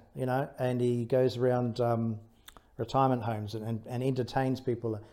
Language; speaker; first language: English; native; English